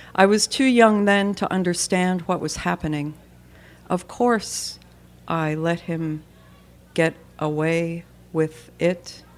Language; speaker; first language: English; native; English